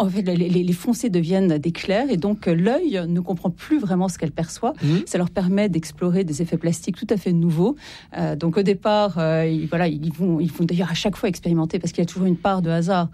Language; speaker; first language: French; native; French